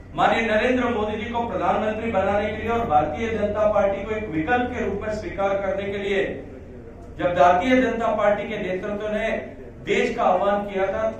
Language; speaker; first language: Hindi; native; Hindi